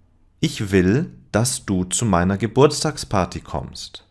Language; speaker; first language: German; non-native, fluent; English